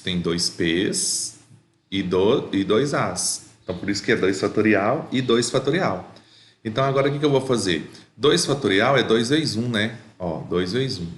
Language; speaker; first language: Portuguese; native; Portuguese